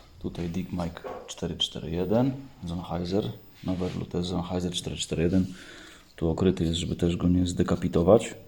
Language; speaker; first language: Polish; native; Polish